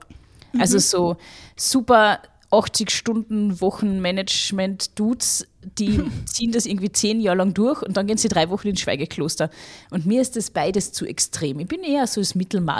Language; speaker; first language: German; native; German